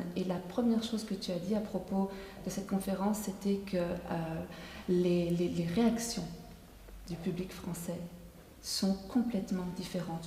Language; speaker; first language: French; native; French